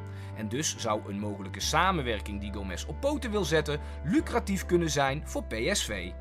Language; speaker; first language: Dutch; native; Dutch